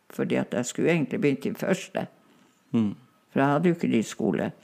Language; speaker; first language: Norwegian; non-native, local second language; Northern Sami